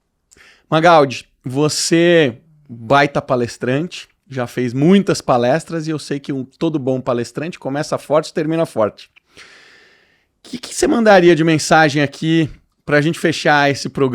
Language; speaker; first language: Portuguese; native; Portuguese